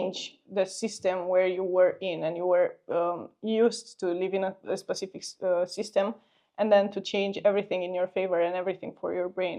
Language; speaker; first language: English; non-native, fluent; Romanian